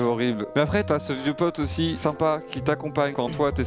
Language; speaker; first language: French; native; French